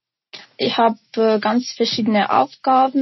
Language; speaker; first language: German; non-native, fluent; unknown